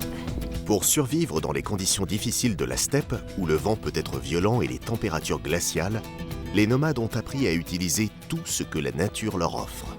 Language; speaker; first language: French; native; French